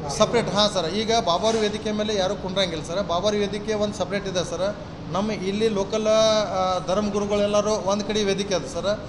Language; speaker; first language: Kannada; non-native, local second language; Lambadi